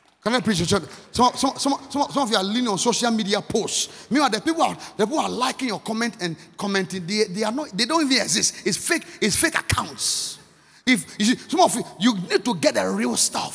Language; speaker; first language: English; non-native, local second language; Akan